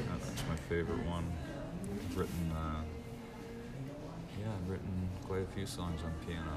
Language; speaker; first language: English; native; English